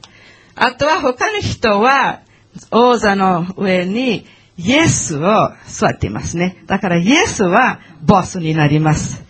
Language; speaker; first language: Japanese; non-native, learner; English